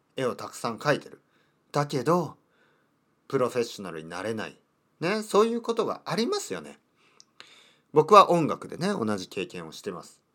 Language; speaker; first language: Japanese; native; Japanese